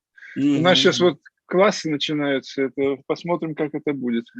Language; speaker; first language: Russian; native; Russian